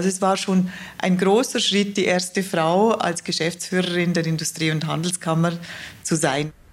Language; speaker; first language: German; native; German